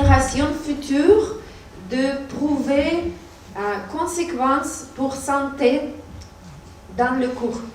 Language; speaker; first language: French; non-native, learner; Russian